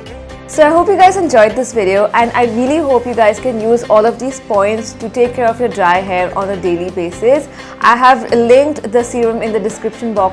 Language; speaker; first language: English; non-native, local second language; Hindi